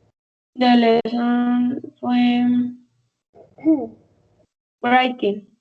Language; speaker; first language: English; non-native, learner; Spanish